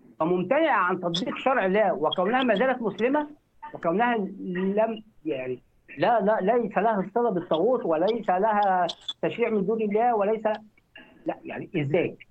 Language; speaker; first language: Arabic; native; Arabic